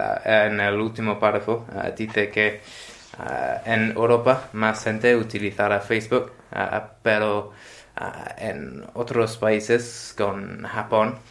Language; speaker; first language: Spanish; non-native, learner; English